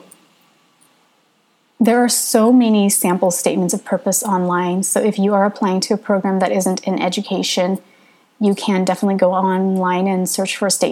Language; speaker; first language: English; early bilingual, other home language; Hmong